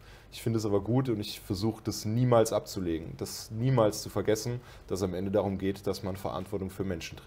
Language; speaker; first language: German; native; German